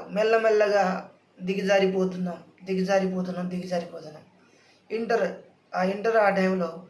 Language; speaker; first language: Telugu; non-native, local second language; Lambadi